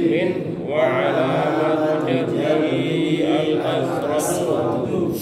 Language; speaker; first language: Arabic; non-native, learner; Indonesian